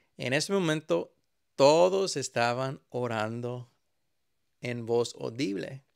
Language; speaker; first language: Spanish; early bilingual, heritage; Spanish